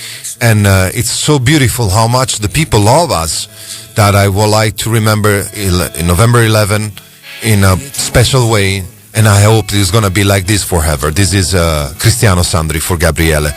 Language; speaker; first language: English; non-native, fluent; Italian